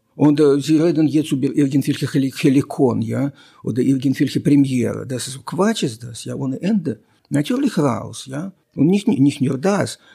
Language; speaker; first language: German; non-native, fluent; Russian